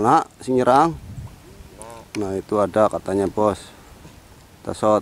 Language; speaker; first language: Indonesian; native; Indonesian